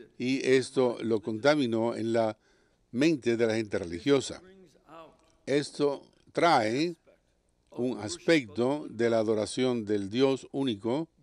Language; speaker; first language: Spanish; non-native, fluent; English